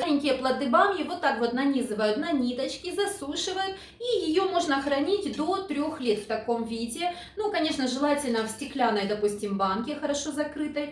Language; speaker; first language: Russian; native; Russian